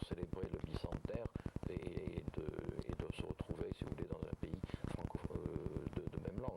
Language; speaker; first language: French; native; French